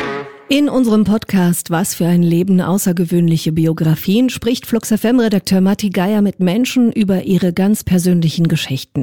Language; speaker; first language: German; native; German